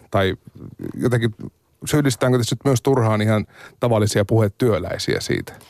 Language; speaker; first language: Finnish; native; Finnish